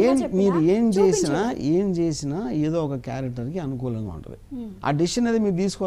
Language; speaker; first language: Telugu; native; Telugu